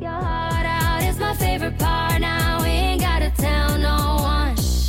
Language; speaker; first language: English; non-native, fluent; Swedish